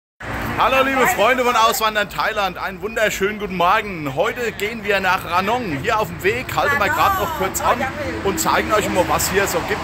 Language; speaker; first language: German; native; German